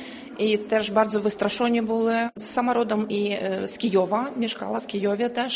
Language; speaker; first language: Polish; non-native, learner; Ukrainian